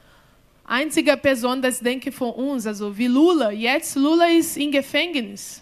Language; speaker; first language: German; non-native, learner; Portuguese